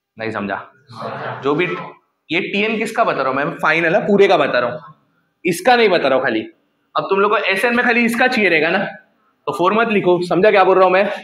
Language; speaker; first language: Hindi; native; Hindi